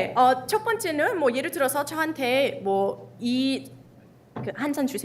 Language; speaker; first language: Korean; non-native, fluent; Spanish